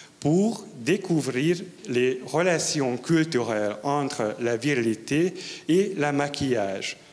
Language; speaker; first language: French; non-native, fluent; Hungarian